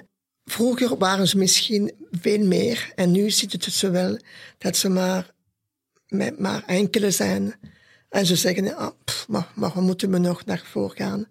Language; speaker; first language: Dutch; non-native, local second language; French